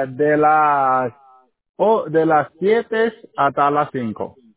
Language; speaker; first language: Spanish; non-native, learner; Haitian Creole